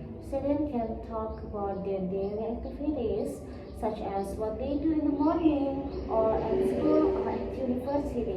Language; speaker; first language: English; non-native, learner; Indonesian